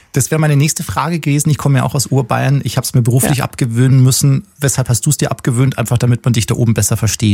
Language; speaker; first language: German; native; German